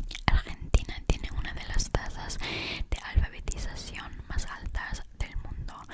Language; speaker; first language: Spanish; non-native, learner; Italian